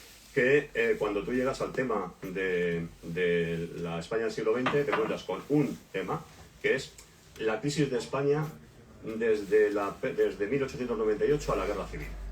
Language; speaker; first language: Spanish; native; Spanish